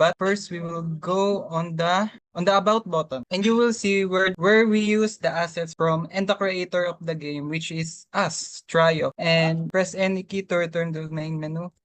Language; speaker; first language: English; non-native, local second language; Filipino